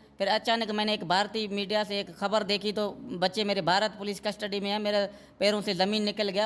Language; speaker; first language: Urdu; non-native, local second language; Sindhi